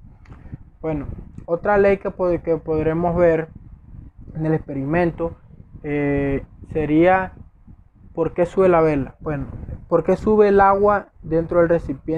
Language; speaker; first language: Spanish; native; Spanish